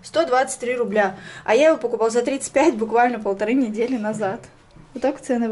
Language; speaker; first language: Russian; native; Russian